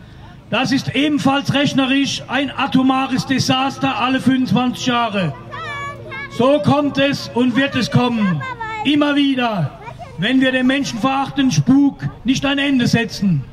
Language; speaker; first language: German; native; German